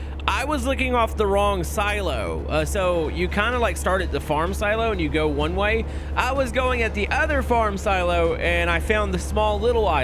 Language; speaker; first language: English; native; English